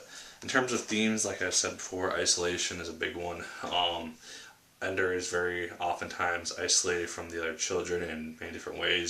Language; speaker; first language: English; native; English